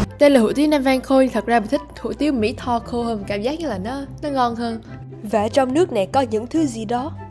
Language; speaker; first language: Vietnamese; early bilingual, heritage; Vietnamese